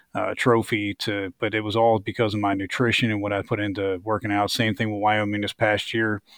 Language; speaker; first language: English; native; English